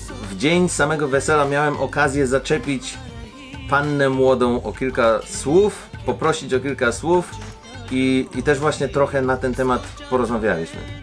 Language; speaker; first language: Polish; native; Polish